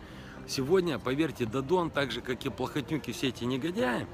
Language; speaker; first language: Russian; native; Russian